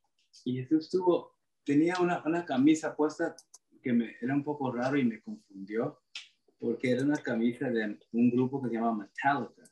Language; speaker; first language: Spanish; early bilingual, heritage; Spanish